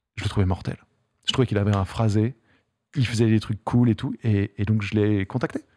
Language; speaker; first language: French; native; French